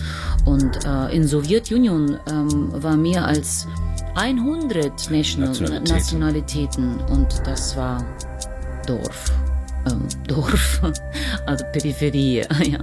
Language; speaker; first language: German; non-native, learner; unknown